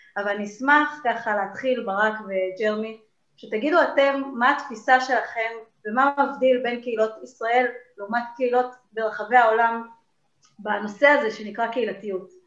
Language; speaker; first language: Hebrew; early bilingual, other home language; Spanish